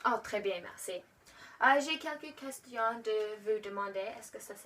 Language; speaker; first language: French; non-native, learner; English